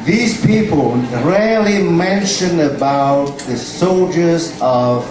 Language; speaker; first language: English; non-native, fluent; Vietnamese